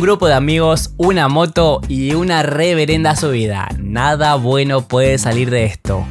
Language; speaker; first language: Spanish; native; Spanish